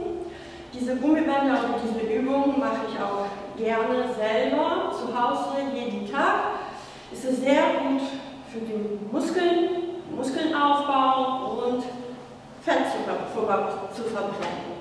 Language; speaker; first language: German; non-native, fluent; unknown